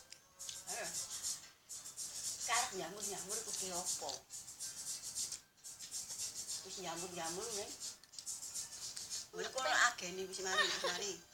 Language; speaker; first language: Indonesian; non-native, local second language; Javanese